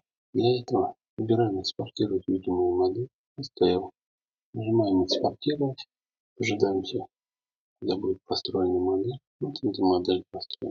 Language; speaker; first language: Russian; native; Russian